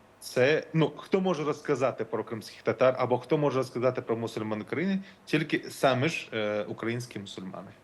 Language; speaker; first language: Ukrainian; non-native, local second language; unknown